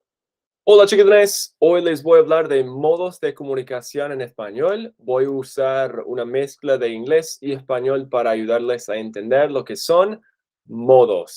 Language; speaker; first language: Spanish; non-native, fluent; English